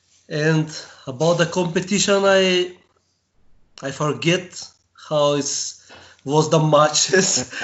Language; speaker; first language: English; non-native, learner; Bulgarian